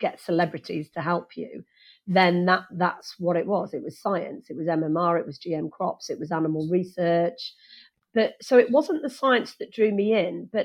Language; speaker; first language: English; native; English